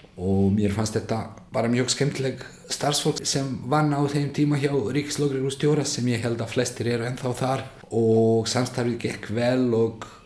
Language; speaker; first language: Icelandic; non-native, fluent; Bosnian